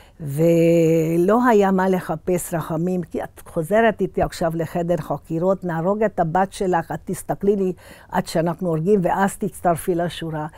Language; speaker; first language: Hebrew; early bilingual, other home language; Hungarian